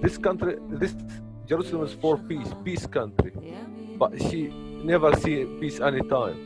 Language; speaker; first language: English; non-native, learner; Arabic